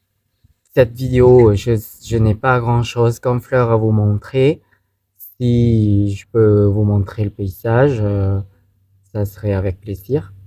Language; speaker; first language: French; non-native, fluent; Thai